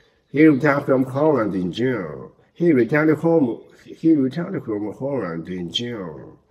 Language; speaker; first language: English; non-native, learner; Japanese